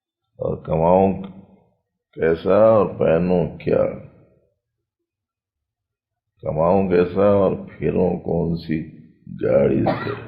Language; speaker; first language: Urdu; native; Urdu